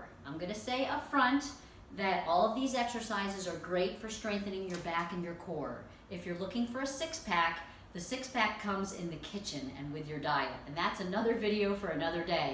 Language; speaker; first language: English; native; English